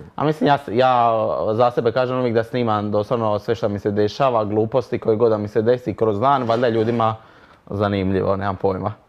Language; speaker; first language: Croatian; native; Croatian